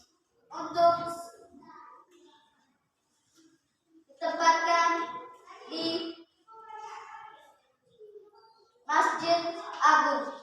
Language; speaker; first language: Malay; non-native, local second language; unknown